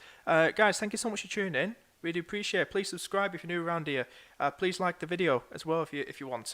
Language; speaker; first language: English; native; English